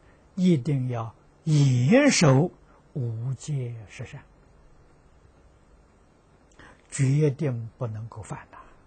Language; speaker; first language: Chinese; native; Chinese